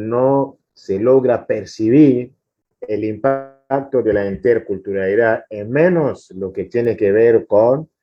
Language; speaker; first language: Spanish; non-native, fluent; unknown